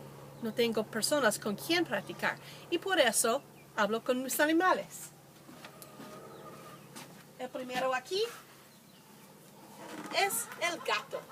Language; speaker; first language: Spanish; non-native, learner; English